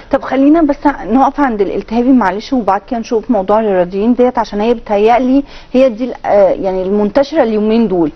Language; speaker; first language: Arabic; native; Arabic